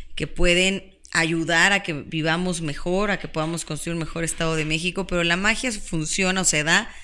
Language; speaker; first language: Spanish; native; Spanish